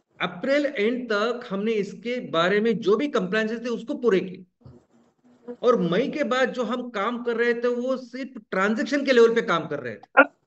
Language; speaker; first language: Hindi; non-native, local second language; Marathi